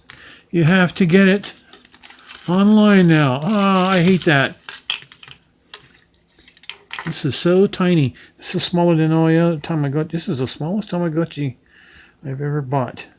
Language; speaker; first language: English; native; English